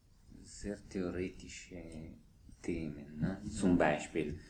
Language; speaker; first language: German; non-native, fluent; Italian